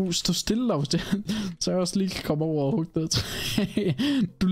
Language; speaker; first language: Danish; native; Danish